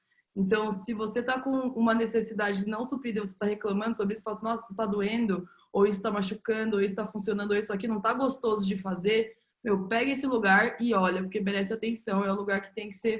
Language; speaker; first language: Portuguese; native; Portuguese